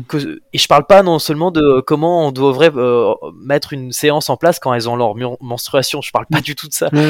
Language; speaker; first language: French; native; French